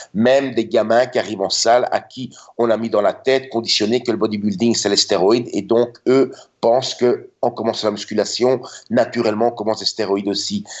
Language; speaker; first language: French; native; French